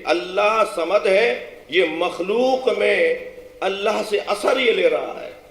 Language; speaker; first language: Urdu; non-native, local second language; Sindhi